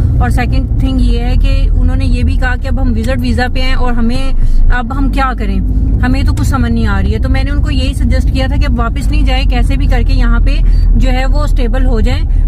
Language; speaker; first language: Urdu; non-native, local second language; Punjabi